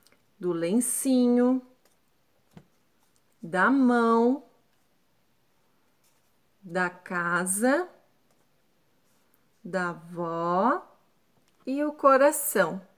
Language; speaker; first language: Portuguese; native; Portuguese